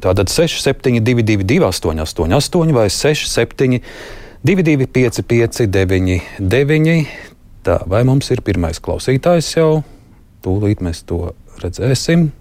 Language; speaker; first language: Latvian; native; Latvian